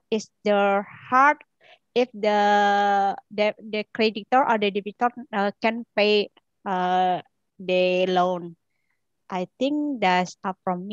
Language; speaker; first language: English; non-native, learner; Indonesian